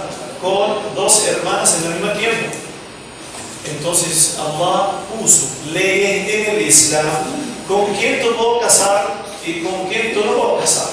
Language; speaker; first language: Spanish; non-native, fluent; Arabic